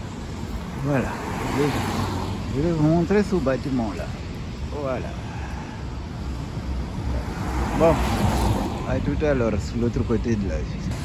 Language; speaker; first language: French; non-native, fluent; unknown